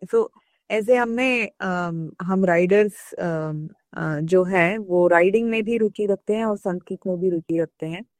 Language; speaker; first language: Hindi; non-native, local second language; Kannada